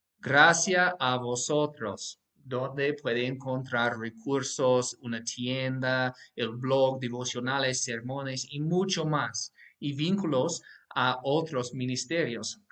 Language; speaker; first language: Spanish; non-native, fluent; English